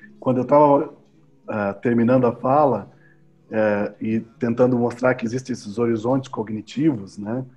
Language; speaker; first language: Portuguese; native; Portuguese